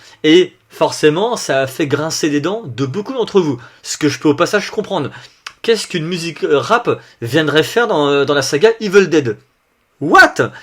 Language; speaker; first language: French; native; French